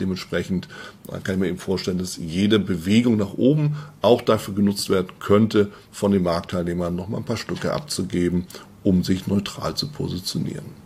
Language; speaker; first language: German; native; German